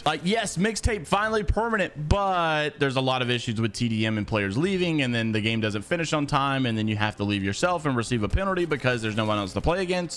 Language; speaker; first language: English; native; English